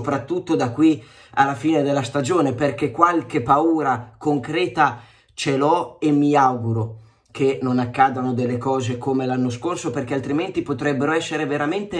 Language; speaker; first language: Italian; native; Italian